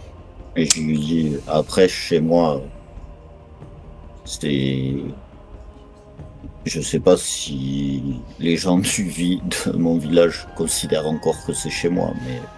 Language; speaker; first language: French; native; French